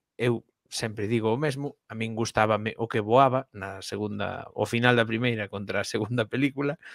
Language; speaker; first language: Galician; native; Galician